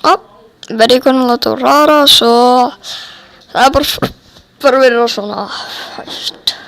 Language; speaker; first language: Icelandic; early bilingual, heritage; Swedish